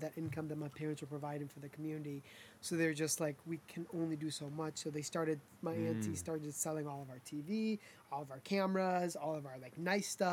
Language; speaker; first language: English; early bilingual, other home language; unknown